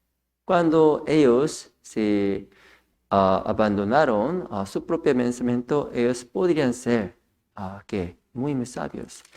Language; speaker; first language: Spanish; non-native, fluent; Korean